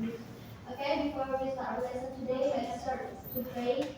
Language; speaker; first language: English; non-native, learner; Indonesian